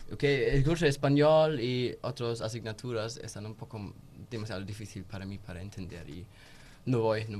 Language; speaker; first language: Spanish; non-native, learner; German